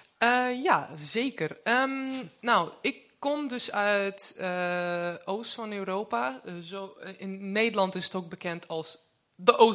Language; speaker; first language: Dutch; non-native, fluent; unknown